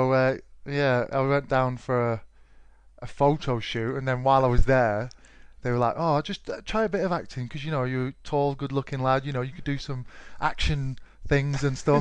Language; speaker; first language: English; native; English